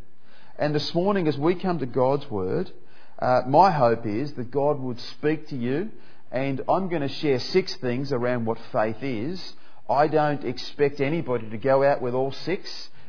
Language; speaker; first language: English; native; English